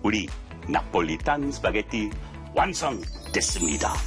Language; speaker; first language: Korean; non-native, learner; English